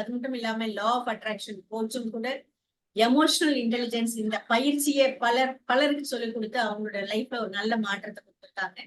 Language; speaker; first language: Tamil; native; Tamil